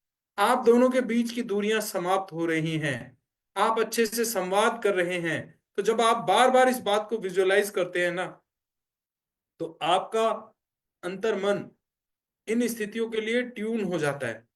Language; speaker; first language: Hindi; native; Hindi